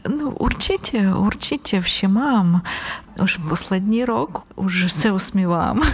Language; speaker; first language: Czech; non-native, learner; Ukrainian